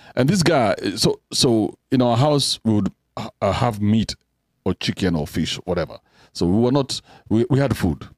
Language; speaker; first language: English; non-native, local second language; Kikuyu